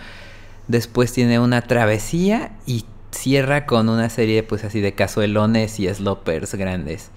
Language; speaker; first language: Spanish; native; Spanish